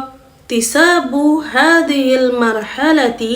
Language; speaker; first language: Arabic; non-native, fluent; Indonesian